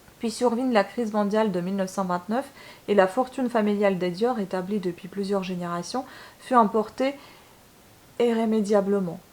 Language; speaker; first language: French; non-native, fluent; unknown